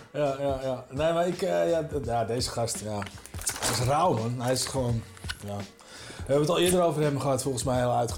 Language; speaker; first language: Dutch; native; Dutch